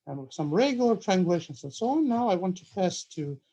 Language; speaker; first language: English; non-native, fluent; Russian